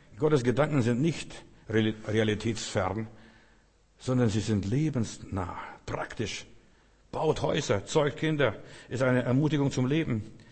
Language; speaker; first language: German; early bilingual, other home language; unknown